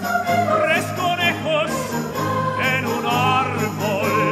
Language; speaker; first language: Spanish; non-native, learner; English